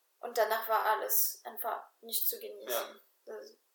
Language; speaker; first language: German; non-native, fluent; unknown